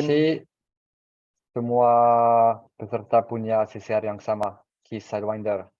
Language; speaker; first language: Indonesian; non-native, fluent; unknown